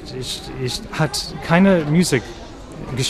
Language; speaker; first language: German; non-native, learner; English